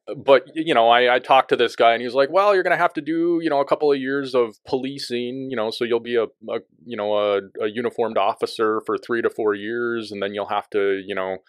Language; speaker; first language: English; native; English